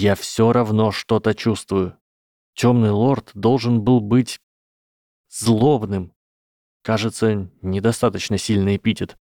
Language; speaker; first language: Russian; native; Russian